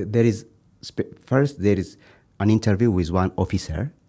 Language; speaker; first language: English; non-native, fluent; Amharic